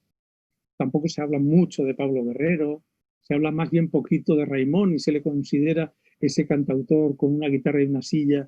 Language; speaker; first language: Spanish; native; Spanish